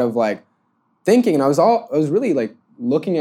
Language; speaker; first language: English; native; English